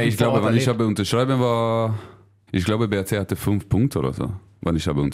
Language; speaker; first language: German; non-native, learner; Swedish